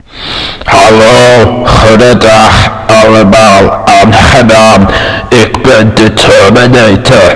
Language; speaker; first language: Dutch; non-native, learner; English